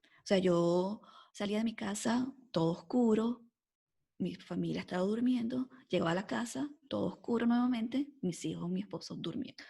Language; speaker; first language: Spanish; native; Spanish